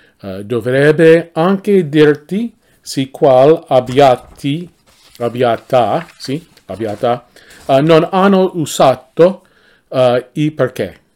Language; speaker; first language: Italian; non-native, learner; English